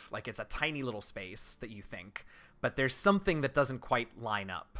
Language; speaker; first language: English; native; English